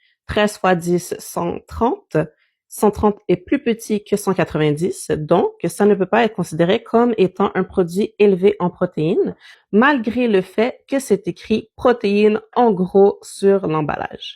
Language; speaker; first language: French; native; French